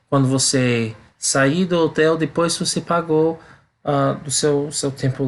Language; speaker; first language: Portuguese; non-native, learner; English